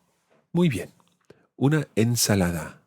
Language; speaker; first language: Spanish; non-native, fluent; English